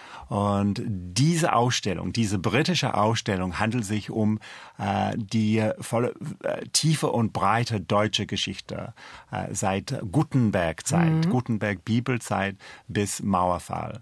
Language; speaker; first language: German; non-native, fluent; English